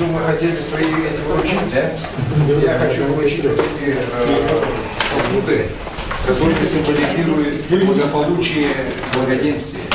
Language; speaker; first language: Russian; native; Russian